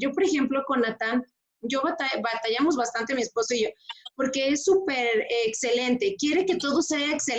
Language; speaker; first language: Spanish; native; Spanish